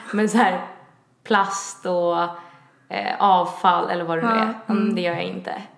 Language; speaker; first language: Swedish; early bilingual, other home language; Italian